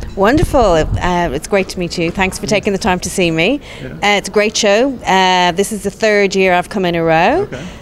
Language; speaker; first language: English; native; English